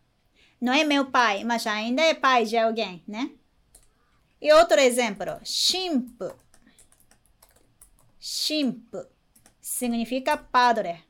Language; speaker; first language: Portuguese; non-native, fluent; Japanese